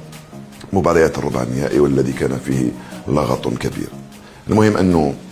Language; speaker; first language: Arabic; native; Arabic